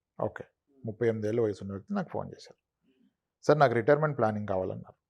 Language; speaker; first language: Telugu; non-native, local second language; Kannada